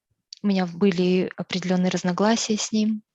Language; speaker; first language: Russian; native; Russian